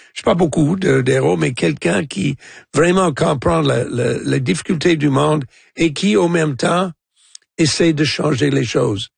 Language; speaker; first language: French; non-native, fluent; English